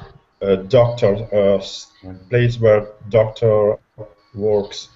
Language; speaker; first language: English; non-native, learner; Italian